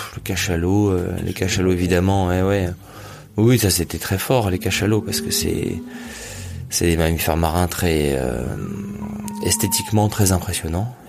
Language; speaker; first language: French; native; French